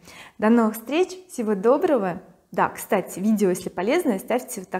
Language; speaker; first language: Russian; native; Russian